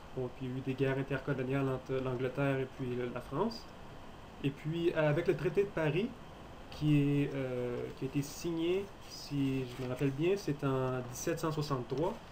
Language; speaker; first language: French; native; French